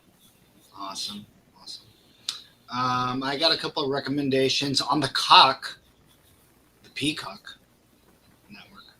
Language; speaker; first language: English; native; English